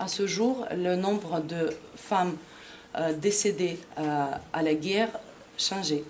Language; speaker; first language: French; non-native, fluent; Ukrainian